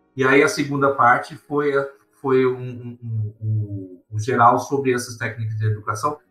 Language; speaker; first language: Portuguese; non-native, fluent; English